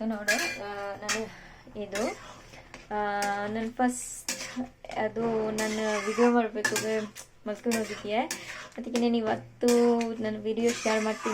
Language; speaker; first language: Kannada; non-native, local second language; Bangla